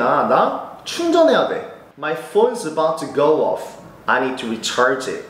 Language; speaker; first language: English; non-native, fluent; Korean